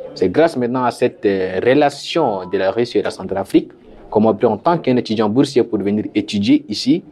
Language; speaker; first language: French; non-native, local second language; Sango